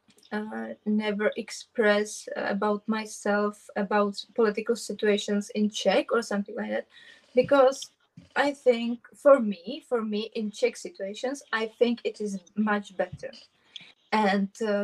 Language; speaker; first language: English; non-native, learner; Czech